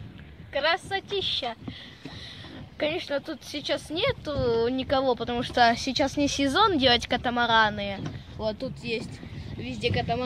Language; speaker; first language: Russian; early bilingual, heritage; Russian